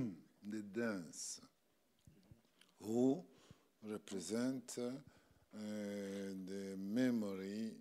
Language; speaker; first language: English; non-native, learner; French